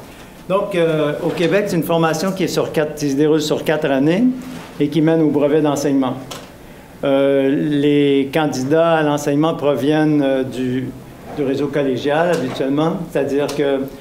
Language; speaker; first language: French; native; French